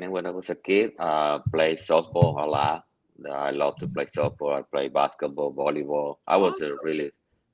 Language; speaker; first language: English; non-native, learner; Spanish